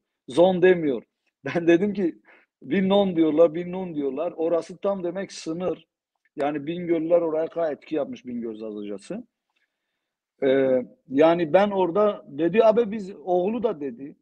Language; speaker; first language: Turkish; non-native, local second language; Zaza